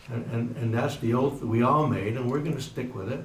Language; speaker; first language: English; native; English